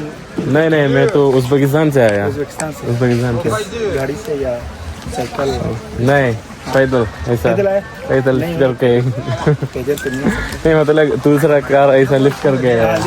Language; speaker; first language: Hindi; non-native, learner; Malayalam